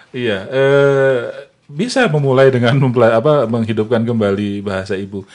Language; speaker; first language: Indonesian; non-native, local second language; Malay